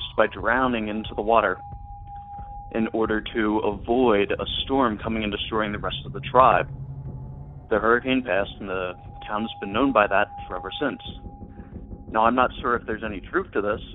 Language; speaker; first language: English; native; English